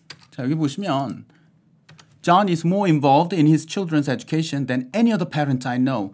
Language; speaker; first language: English; non-native, fluent; Korean